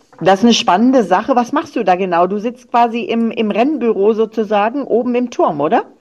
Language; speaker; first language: German; native; German